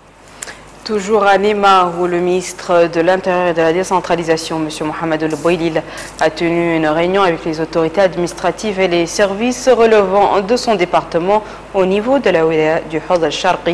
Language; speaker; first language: French; non-native, local second language; Arabic